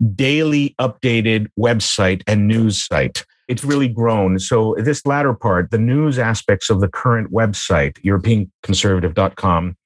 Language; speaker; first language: English; native; English